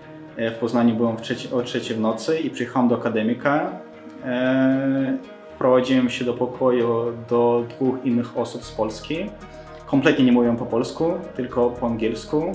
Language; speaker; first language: Polish; non-native, fluent; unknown